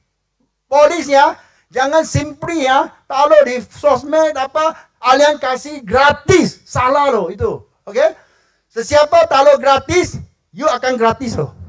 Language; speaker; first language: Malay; non-native, local second language; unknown